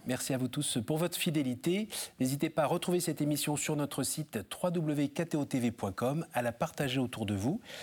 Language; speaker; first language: French; native; French